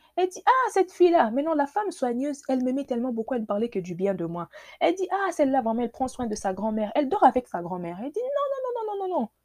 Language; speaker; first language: French; non-native, local second language; Lingala